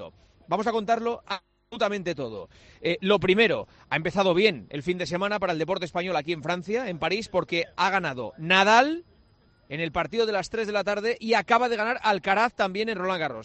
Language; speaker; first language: Spanish; native; Spanish